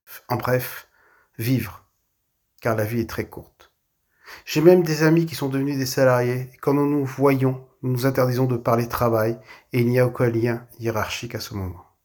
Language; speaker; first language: French; native; French